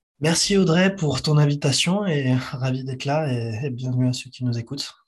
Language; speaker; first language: French; native; French